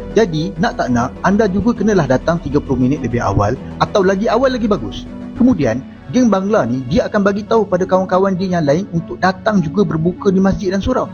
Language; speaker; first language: Malay; native; Malay